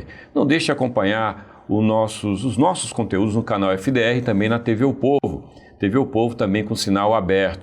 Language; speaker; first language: Portuguese; native; Portuguese